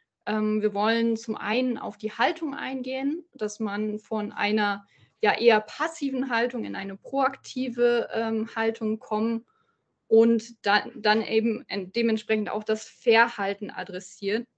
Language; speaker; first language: German; native; German